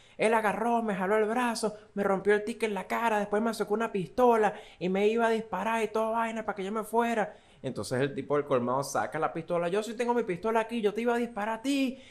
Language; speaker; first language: Spanish; native; Spanish